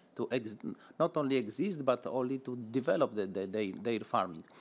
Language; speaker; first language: English; non-native, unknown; Polish